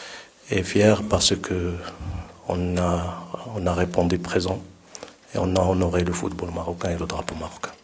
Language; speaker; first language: French; non-native, local second language; Arabic